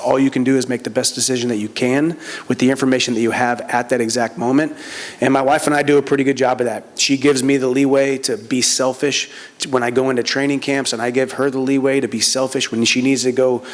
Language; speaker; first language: English; native; English